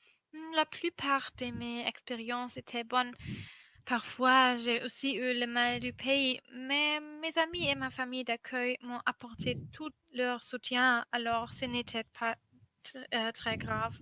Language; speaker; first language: French; non-native, fluent; German